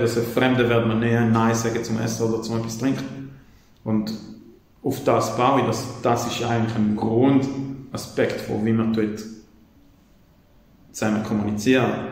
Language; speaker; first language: German; non-native, fluent; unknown